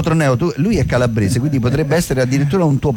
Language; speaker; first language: Italian; native; Italian